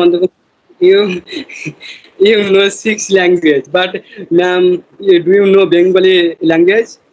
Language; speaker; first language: English; non-native, learner; Bangla